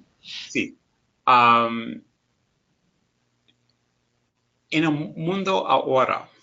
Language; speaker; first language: Spanish; non-native, learner; English